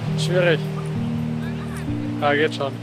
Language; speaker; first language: German; native; German